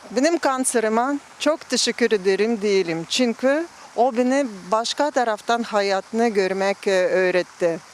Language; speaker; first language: Turkish; non-native, learner; Russian